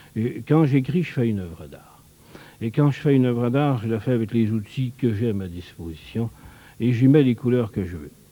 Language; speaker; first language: French; native; French